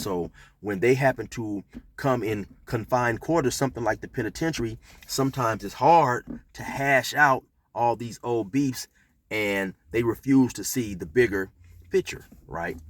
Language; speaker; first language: English; native; English